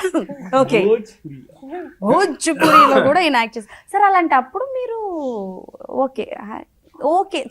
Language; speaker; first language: Telugu; native; Telugu